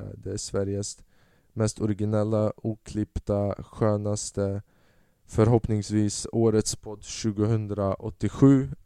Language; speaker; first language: Swedish; early bilingual, other home language; Albanian